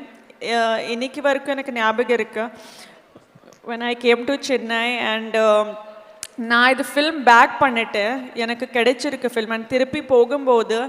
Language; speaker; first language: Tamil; non-native, fluent; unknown